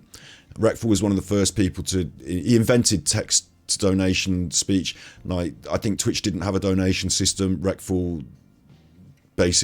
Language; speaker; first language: English; native; English